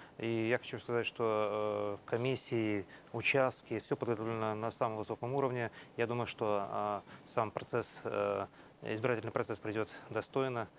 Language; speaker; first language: Russian; native; Russian